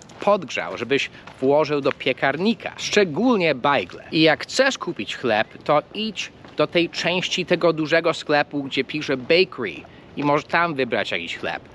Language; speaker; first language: Polish; non-native, fluent; English